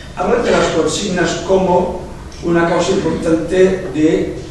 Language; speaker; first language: Spanish; non-native, local second language; Catalan